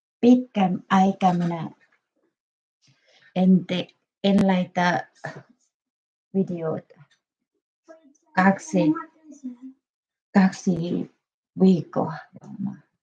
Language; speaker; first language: Finnish; non-native, learner; Thai